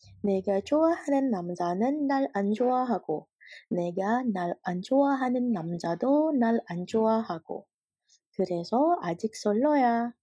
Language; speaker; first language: Korean; non-native, fluent; Indonesian